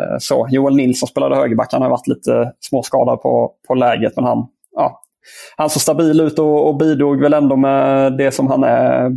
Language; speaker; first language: Swedish; native; Swedish